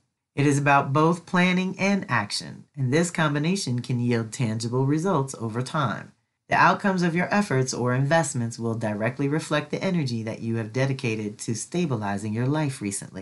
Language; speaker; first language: English; native; English